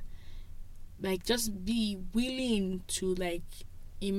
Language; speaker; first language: English; non-native, local second language; Yoruba